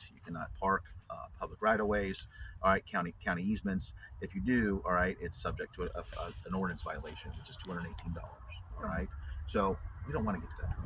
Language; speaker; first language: English; native; English